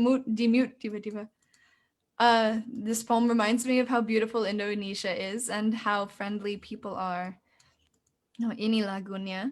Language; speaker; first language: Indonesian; non-native, fluent; English